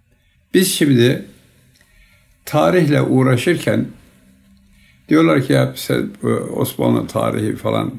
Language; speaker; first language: Turkish; native; Turkish